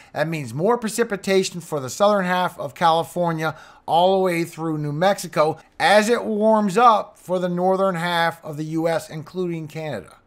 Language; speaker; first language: English; native; English